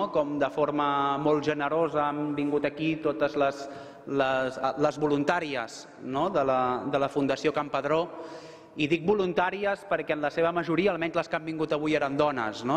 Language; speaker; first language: Catalan; native; Catalan